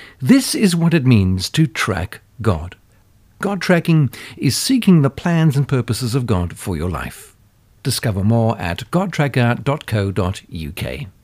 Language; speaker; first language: English; native; English